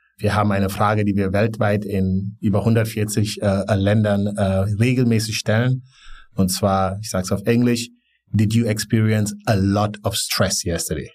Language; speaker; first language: German; non-native, fluent; Wolof